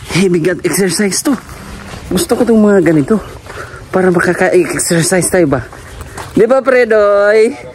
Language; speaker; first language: Filipino; non-native, local second language; Cebuano